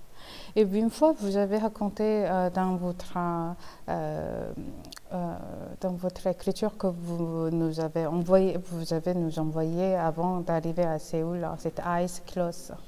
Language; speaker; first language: French; non-native, fluent; Korean